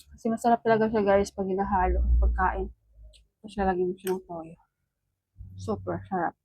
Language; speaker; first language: Filipino; non-native, local second language; Cebuano